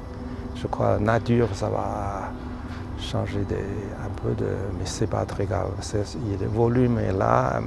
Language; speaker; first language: French; non-native, learner; Chinese